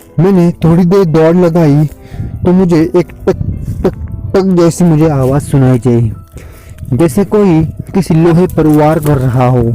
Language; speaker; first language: Hindi; non-native, local second language; Marathi